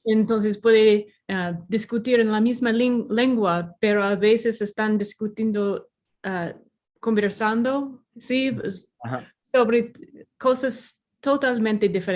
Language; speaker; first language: Spanish; non-native, fluent; English